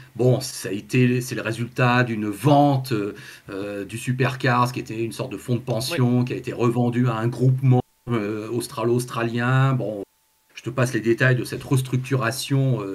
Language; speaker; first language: French; native; French